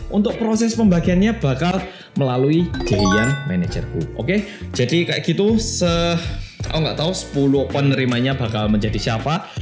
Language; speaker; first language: Indonesian; non-native, fluent; Korean